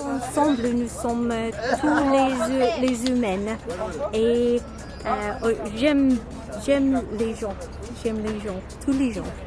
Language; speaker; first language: French; non-native, learner; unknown